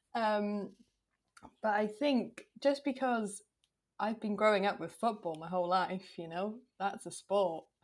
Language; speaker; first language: English; native; English